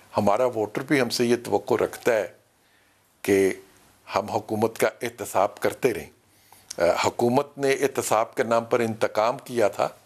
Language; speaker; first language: Urdu; non-native, local second language; Punjabi